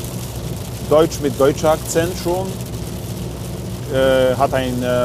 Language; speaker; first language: German; non-native, learner; Polish